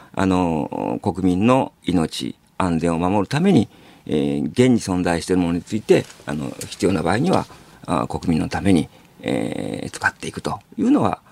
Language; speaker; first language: Japanese; native; Japanese